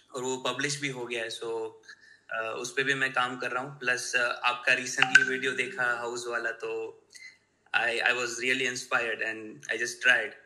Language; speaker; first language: Hindi; non-native, local second language; Gujarati